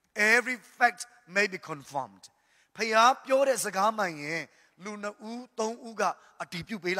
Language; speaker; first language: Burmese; non-native, local second language; Tedim Chin